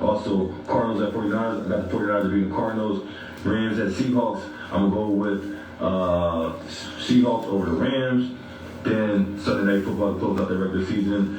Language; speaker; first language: English; native; English